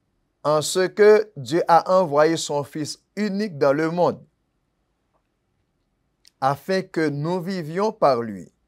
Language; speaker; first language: French; non-native, local second language; Haitian Creole